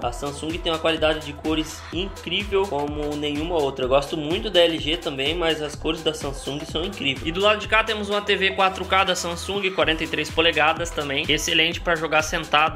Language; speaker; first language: Portuguese; native; Portuguese